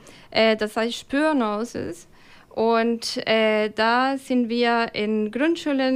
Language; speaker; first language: German; non-native, fluent; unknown